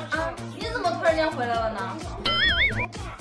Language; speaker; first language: Chinese; native; Chinese